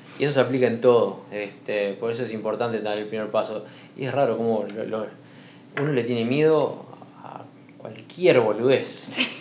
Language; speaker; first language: Spanish; native; Spanish